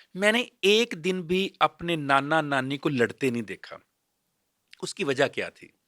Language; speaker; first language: Urdu; native; Urdu